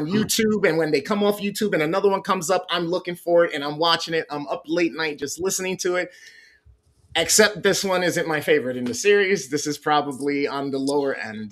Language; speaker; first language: English; native; English